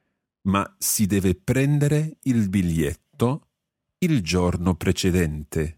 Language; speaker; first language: Italian; non-native, fluent; English